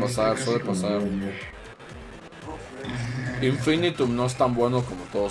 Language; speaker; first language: Spanish; native; Spanish